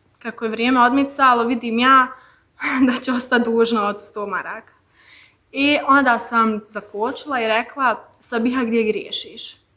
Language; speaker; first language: Bosnian; native; Bosnian